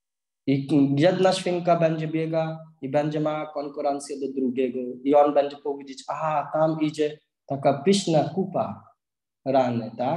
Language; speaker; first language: Polish; non-native, learner; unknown